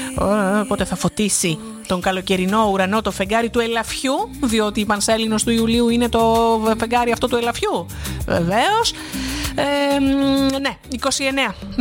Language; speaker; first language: Greek; native; Greek